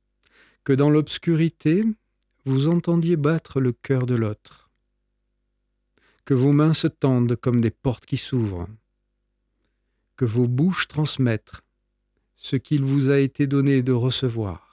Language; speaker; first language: French; native; French